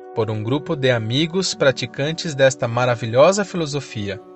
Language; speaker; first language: Portuguese; native; Portuguese